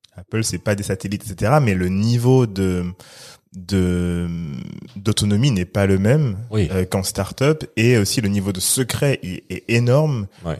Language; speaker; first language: French; native; French